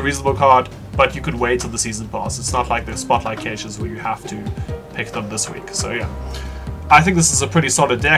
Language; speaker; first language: English; native; English